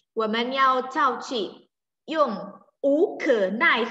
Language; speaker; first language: Chinese; non-native, fluent; Indonesian